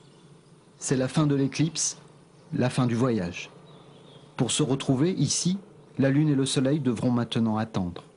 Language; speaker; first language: French; native; French